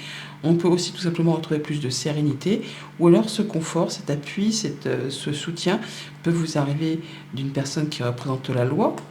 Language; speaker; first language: French; native; French